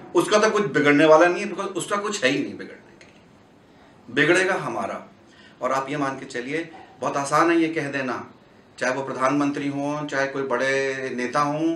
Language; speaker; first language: Hindi; native; Hindi